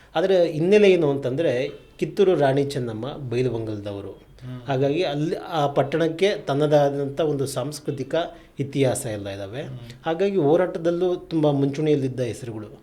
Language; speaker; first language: Kannada; native; Kannada